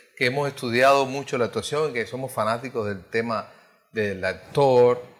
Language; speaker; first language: Spanish; native; Spanish